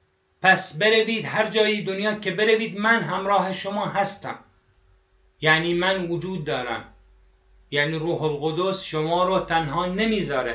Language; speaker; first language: Persian; non-native, fluent; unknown